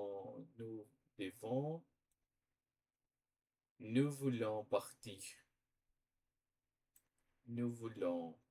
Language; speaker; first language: French; non-native, learner; Portuguese